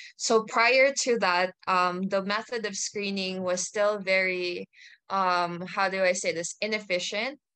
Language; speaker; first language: English; native; English